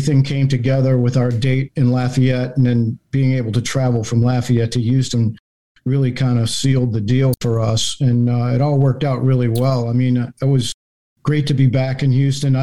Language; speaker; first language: English; native; English